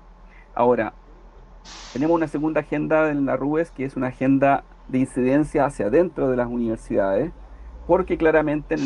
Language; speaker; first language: Spanish; native; Spanish